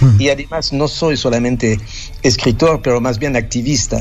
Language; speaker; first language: Spanish; non-native, fluent; French